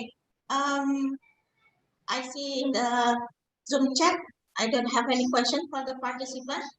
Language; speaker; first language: English; non-native, fluent; Indonesian